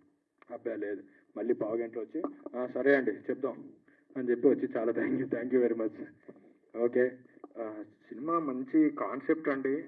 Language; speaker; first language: Telugu; native; Telugu